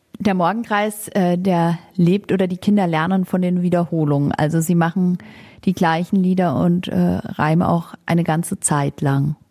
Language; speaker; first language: German; native; German